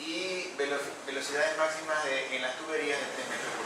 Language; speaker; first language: Spanish; native; Spanish